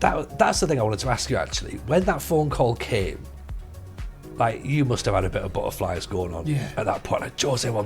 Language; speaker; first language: English; native; English